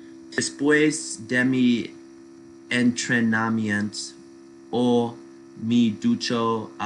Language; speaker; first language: Spanish; non-native, learner; English